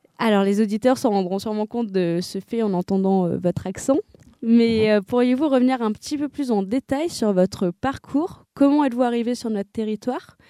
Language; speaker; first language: French; native; French